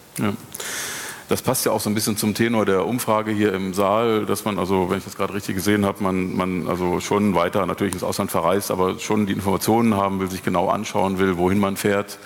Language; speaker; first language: German; native; German